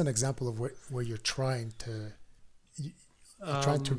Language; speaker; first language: English; non-native, fluent; French